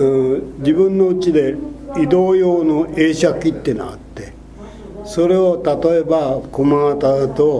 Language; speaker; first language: Japanese; native; Japanese